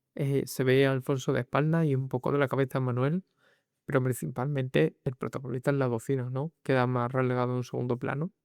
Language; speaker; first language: Spanish; native; Spanish